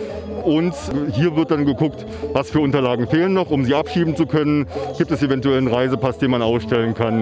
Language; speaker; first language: German; native; German